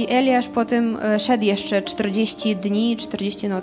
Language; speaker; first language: Polish; non-native, fluent; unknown